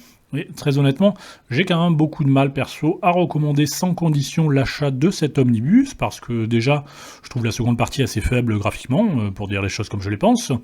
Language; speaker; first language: French; native; French